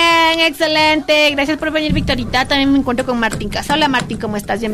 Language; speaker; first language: Spanish; native; Spanish